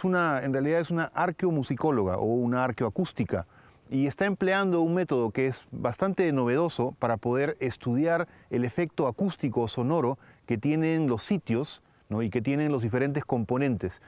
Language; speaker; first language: Spanish; native; Spanish